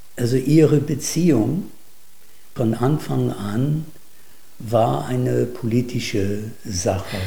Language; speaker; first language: German; non-native, fluent; English